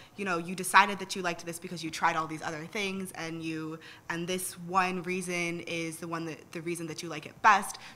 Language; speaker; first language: English; native; English